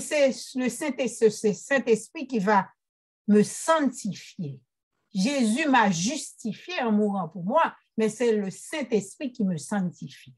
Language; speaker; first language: French; non-native, local second language; Haitian Creole